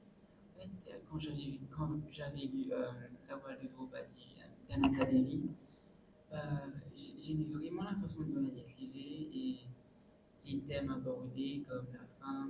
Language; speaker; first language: French; non-native, local second language; Morisyen